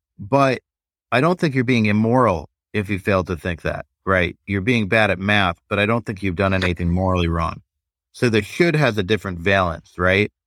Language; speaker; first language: English; native; English